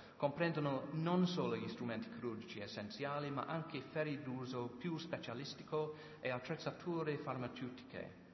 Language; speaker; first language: Italian; non-native, learner; English